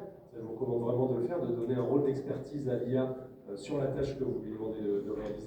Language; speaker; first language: French; native; French